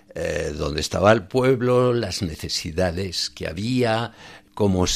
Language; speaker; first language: Spanish; native; Spanish